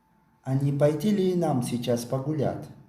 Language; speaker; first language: Russian; non-native, local second language; Tajik